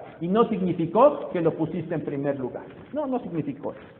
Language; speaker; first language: Spanish; native; Spanish